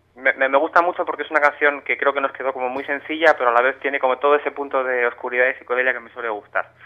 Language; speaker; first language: Spanish; native; Spanish